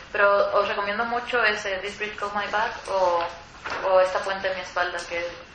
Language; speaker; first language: Spanish; native; Spanish